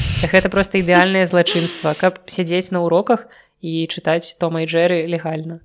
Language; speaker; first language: Belarusian; non-native, local second language; Russian